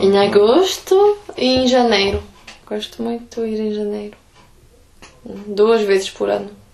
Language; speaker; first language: Portuguese; early bilingual, heritage; Portuguese